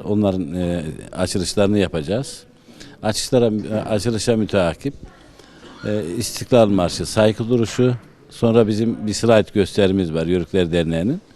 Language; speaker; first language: Turkish; native; Turkish